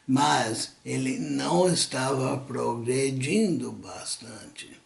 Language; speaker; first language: Portuguese; non-native, fluent; English